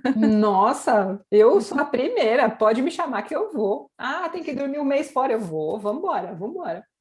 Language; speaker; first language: Portuguese; native; Portuguese